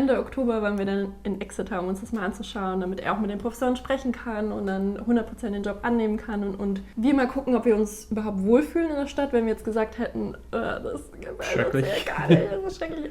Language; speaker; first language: German; native; German